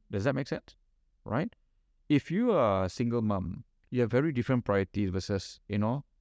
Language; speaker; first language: English; non-native, local second language; Malay